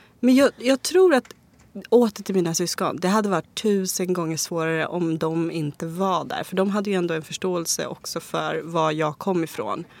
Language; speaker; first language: Swedish; native; Swedish